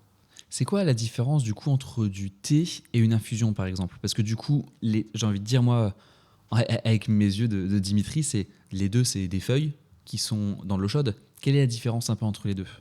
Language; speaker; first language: French; native; French